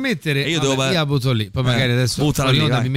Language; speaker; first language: Italian; native; Italian